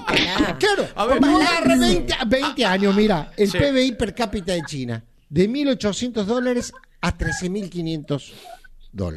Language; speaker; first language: Spanish; native; Spanish